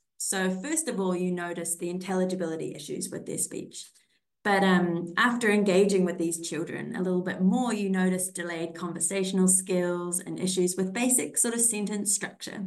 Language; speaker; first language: English; native; English